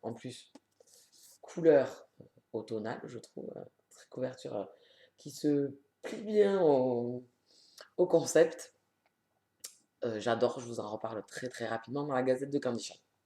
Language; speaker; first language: French; native; French